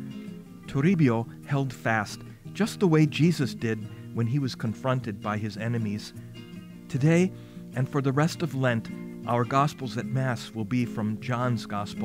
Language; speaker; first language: English; native; English